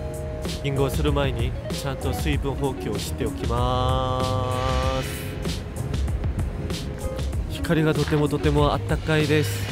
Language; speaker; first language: Japanese; non-native, fluent; Korean